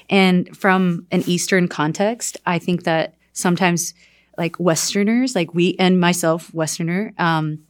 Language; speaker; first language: English; non-native, fluent; Korean